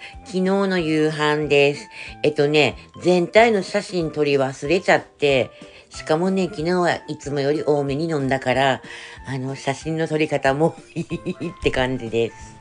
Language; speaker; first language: Japanese; native; Japanese